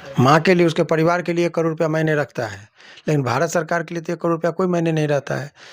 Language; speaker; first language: Hindi; native; Hindi